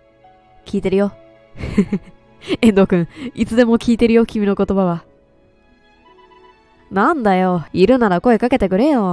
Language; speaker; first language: Japanese; native; Japanese